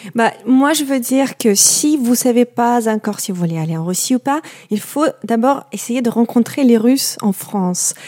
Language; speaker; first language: French; non-native, fluent; Russian